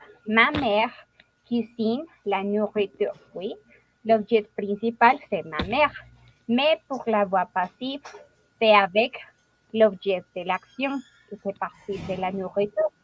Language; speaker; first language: French; non-native, learner; Spanish